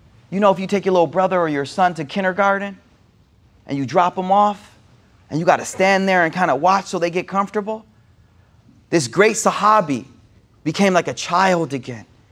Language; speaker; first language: English; native; English